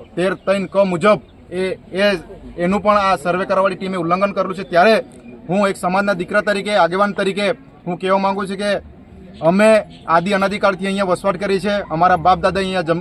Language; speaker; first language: Gujarati; non-native, local second language; Bhili